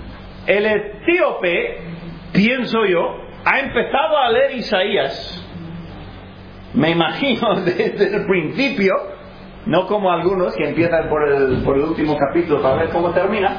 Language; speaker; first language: Spanish; non-native, fluent; English